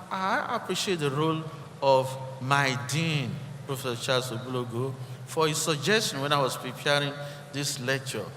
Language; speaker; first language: English; non-native, local second language; Yoruba